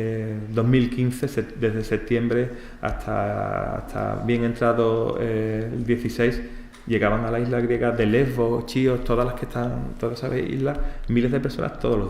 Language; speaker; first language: Spanish; native; Spanish